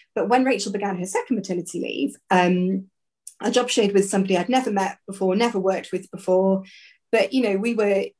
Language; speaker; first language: English; native; English